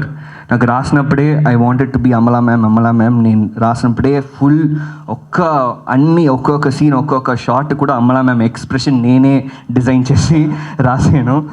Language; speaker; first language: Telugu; early bilingual, heritage; Telugu